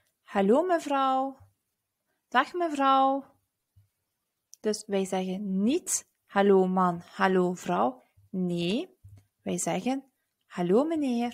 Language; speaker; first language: Dutch; early bilingual, other home language; Turkish